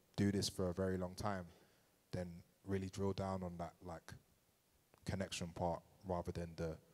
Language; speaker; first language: English; native; English